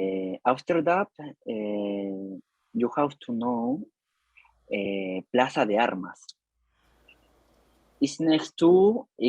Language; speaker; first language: English; non-native, learner; Spanish